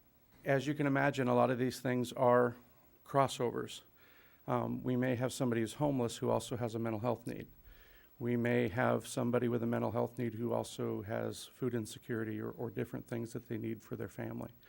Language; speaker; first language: English; native; English